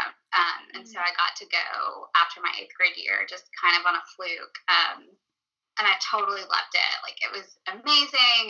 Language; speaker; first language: English; native; English